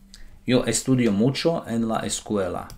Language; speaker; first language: Spanish; non-native, fluent; Slovak